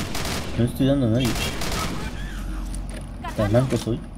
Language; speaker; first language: Spanish; native; Spanish